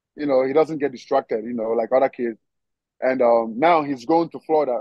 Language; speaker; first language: English; non-native, local second language; Igbo